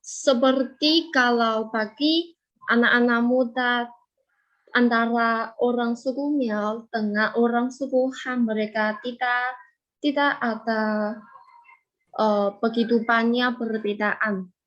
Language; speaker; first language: Indonesian; non-native, fluent; Chinese